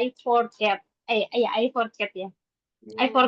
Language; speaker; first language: English; non-native, learner; Indonesian